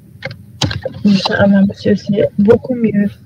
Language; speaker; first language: French; non-native, local second language; Arabic